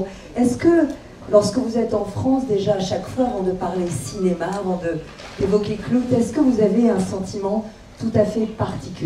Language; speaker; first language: French; native; French